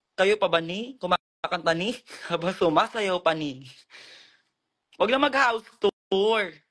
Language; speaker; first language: Filipino; native; Filipino